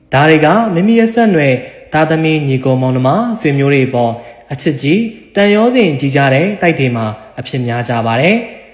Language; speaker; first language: Burmese; non-native, local second language; Shan